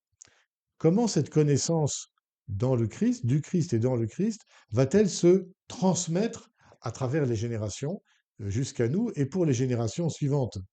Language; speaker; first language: French; native; French